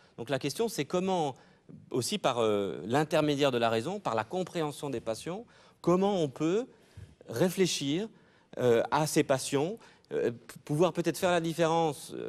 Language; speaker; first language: French; native; French